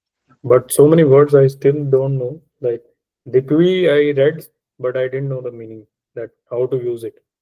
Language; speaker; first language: English; non-native, local second language; Punjabi